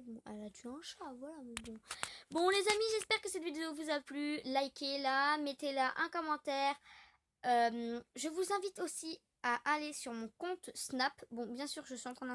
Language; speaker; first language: French; native; French